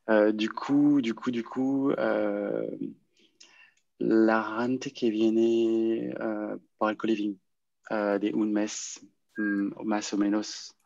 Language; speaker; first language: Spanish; non-native, learner; French